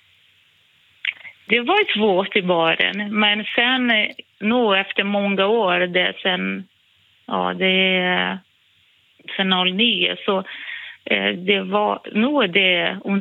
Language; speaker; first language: Swedish; non-native, fluent; Portuguese